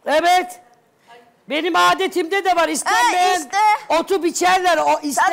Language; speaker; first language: Turkish; native; Turkish